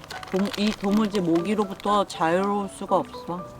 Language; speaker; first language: Korean; native; Korean